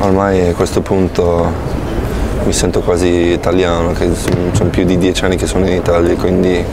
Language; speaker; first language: Italian; non-native, fluent; English